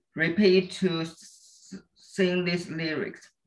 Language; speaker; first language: English; non-native, learner; Chinese